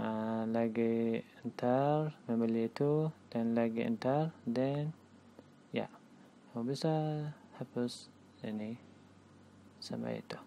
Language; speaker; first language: Indonesian; non-native, learner; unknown